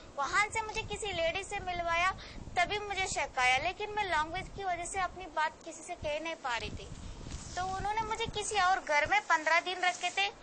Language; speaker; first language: Hindi; non-native, local second language; Kannada